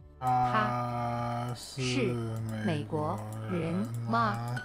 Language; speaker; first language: Chinese; non-native, learner; English